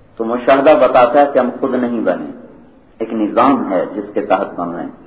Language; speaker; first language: Urdu; non-native, local second language; Punjabi